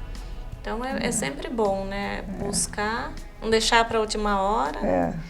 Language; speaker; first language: Portuguese; native; Portuguese